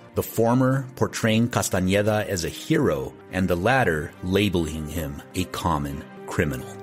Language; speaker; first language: English; native; English